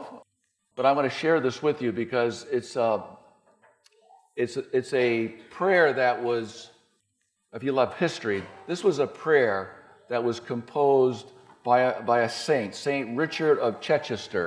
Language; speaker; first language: English; native; English